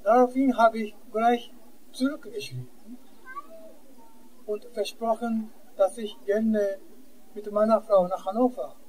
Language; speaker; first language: German; non-native, fluent; Japanese